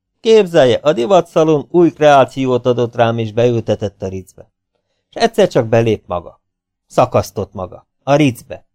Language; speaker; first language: Hungarian; native; Hungarian